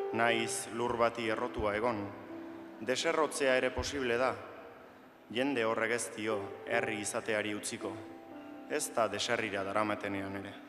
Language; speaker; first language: Basque; native; Basque